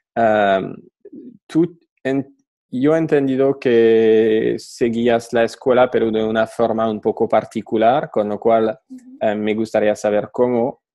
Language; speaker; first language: Spanish; non-native, fluent; French